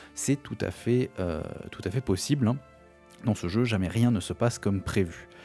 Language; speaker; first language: French; native; French